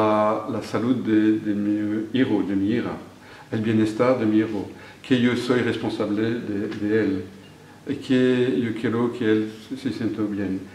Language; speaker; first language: Spanish; non-native, fluent; French